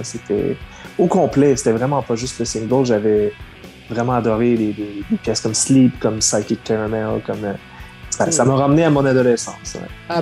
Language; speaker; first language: French; native; French